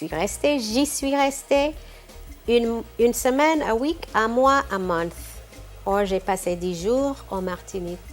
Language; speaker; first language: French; non-native, fluent; English